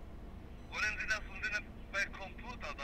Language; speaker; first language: German; non-native, learner; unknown